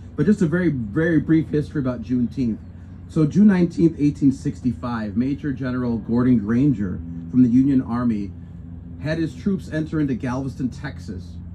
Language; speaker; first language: English; native; English